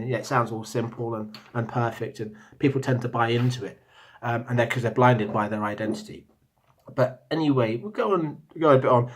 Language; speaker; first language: English; native; English